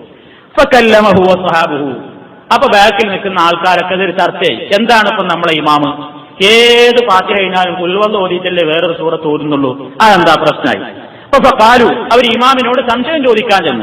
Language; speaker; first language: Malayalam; native; Malayalam